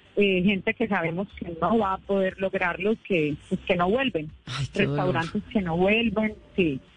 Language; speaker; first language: Spanish; native; Spanish